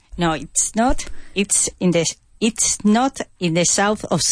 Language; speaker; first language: English; non-native, learner; Spanish